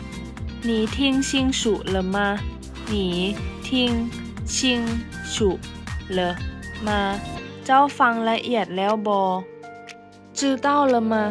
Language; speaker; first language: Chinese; non-native, fluent; Lao